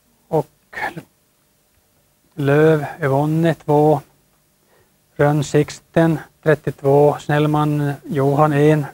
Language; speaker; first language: Swedish; native; Swedish